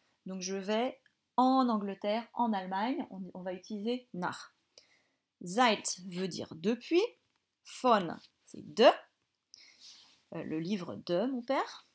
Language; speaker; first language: French; native; French